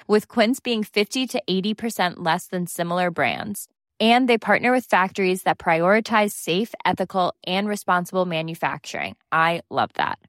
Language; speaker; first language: English; native; English